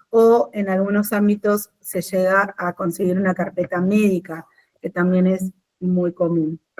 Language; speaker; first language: Spanish; native; Spanish